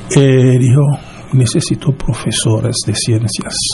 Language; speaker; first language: Spanish; non-native, fluent; Haitian Creole